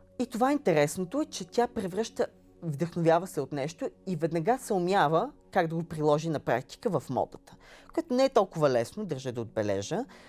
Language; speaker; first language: Bulgarian; native; Bulgarian